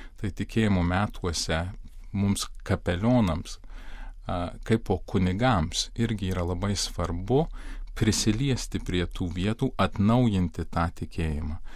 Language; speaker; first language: Lithuanian; early bilingual, heritage; Lithuanian